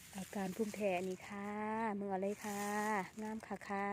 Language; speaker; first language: Thai; native; Thai